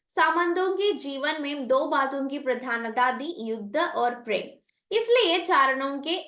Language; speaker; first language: Hindi; non-native, local second language; Malayalam